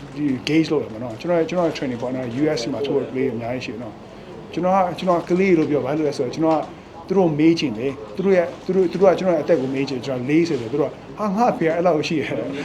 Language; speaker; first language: Burmese; non-native, local second language; Kachin